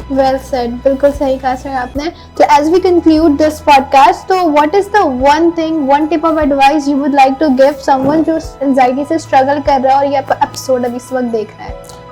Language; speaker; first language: Urdu; native; Urdu